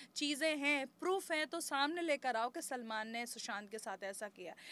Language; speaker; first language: Hindi; native; Hindi